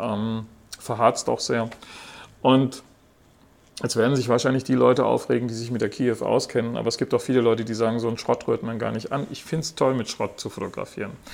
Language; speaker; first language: German; native; German